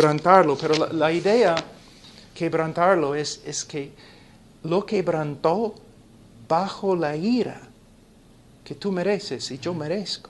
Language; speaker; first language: Spanish; non-native, fluent; English